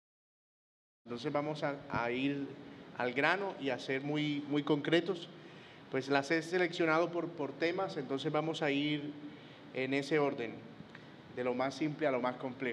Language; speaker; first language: Spanish; native; Spanish